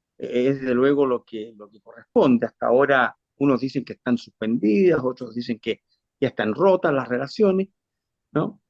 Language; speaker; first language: Spanish; native; Spanish